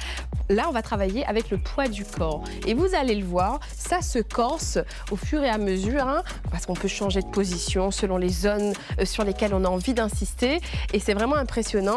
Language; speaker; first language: French; native; French